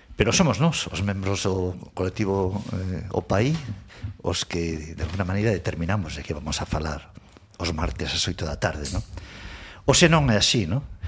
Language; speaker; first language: Galician; non-native, local second language; Spanish